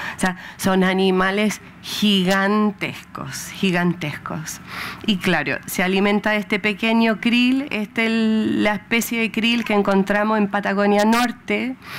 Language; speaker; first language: Spanish; non-native, fluent; English